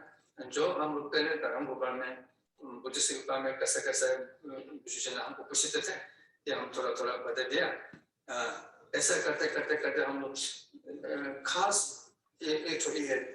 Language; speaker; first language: Hindi; non-native, learner; Tibetan